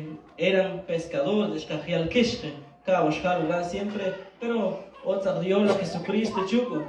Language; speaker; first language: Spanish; non-native, local second language; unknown